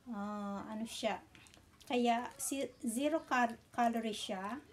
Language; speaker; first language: Filipino; native; Filipino